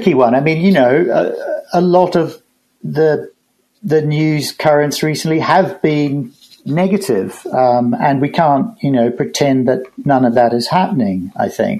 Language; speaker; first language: English; native; English